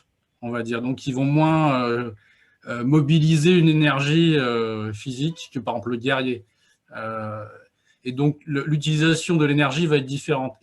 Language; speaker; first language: French; native; French